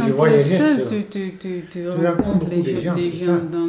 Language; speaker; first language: French; non-native, learner; Dutch